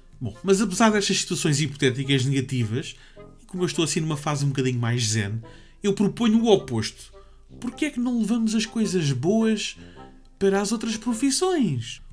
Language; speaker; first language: Portuguese; native; Portuguese